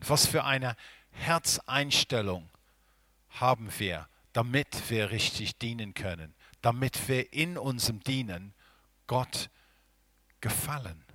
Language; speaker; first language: German; non-native, fluent; English